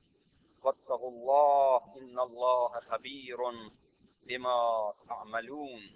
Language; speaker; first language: Arabic; non-native, fluent; Persian